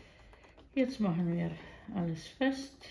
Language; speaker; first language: German; non-native, fluent; Croatian